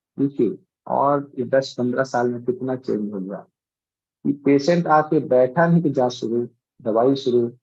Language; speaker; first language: Hindi; native; Hindi